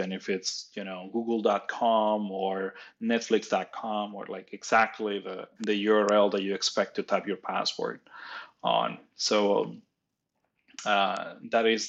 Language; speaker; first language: English; non-native, fluent; Spanish